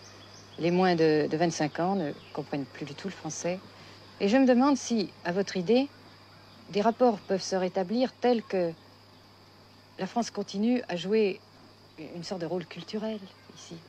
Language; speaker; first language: French; native; French